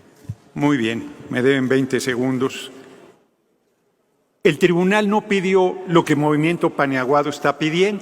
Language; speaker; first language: Spanish; native; Spanish